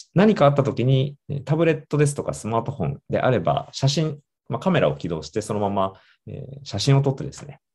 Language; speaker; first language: Japanese; native; Japanese